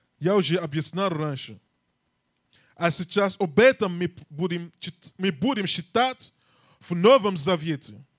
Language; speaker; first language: Russian; non-native, learner; English